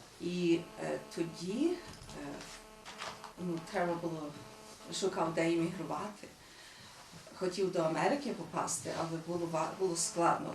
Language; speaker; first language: Ukrainian; early bilingual, heritage; Ukrainian